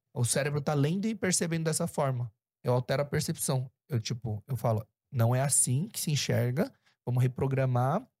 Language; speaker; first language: Portuguese; early bilingual, other home language; Korean